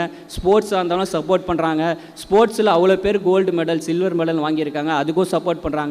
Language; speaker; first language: Tamil; native; Tamil